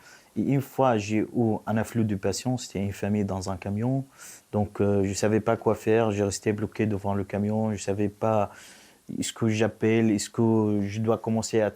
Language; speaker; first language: French; non-native, fluent; Arabic